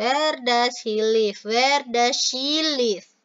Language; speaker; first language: English; non-native, fluent; Indonesian